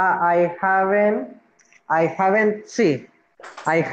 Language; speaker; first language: English; non-native, learner; Spanish